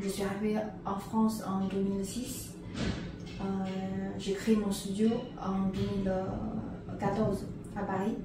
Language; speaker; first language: French; non-native, fluent; Chinese